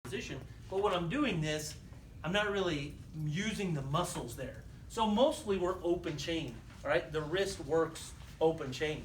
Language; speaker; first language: English; native; English